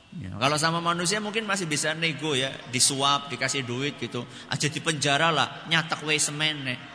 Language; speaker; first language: Indonesian; non-native, local second language; Javanese